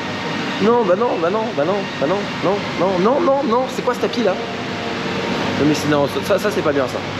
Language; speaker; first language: French; native; French